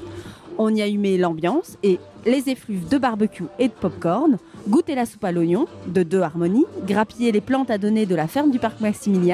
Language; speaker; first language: French; native; French